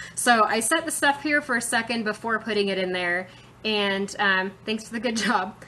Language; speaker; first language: English; native; English